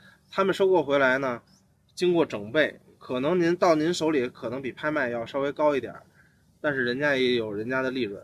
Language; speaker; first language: Chinese; native; Chinese